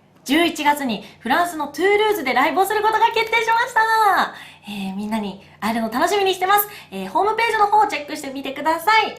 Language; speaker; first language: Japanese; native; Japanese